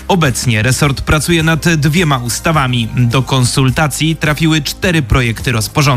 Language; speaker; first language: Polish; native; Polish